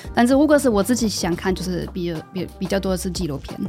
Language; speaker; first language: Chinese; non-native, fluent; German